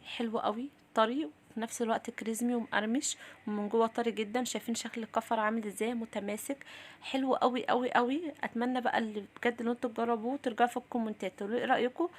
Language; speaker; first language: Arabic; native; Arabic